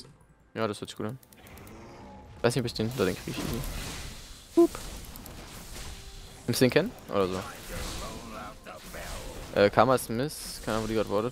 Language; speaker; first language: German; native; German